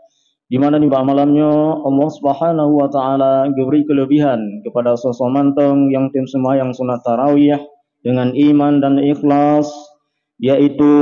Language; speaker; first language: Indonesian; non-native, local second language; Achinese